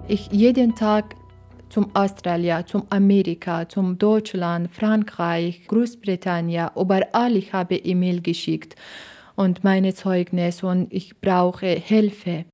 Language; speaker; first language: German; non-native, learner; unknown